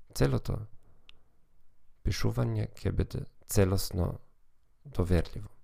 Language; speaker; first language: Macedonian; non-native, learner; German